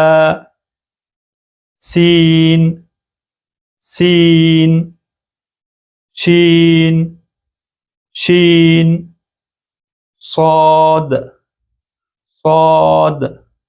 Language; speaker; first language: Arabic; non-native, fluent; Persian